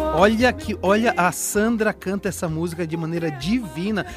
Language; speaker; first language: Portuguese; native; Portuguese